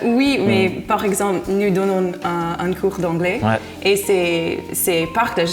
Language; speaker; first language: French; non-native, fluent; English